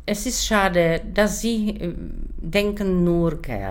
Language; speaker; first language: German; non-native, learner; Czech